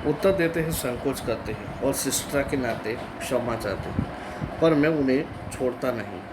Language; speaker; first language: Hindi; non-native, local second language; Gujarati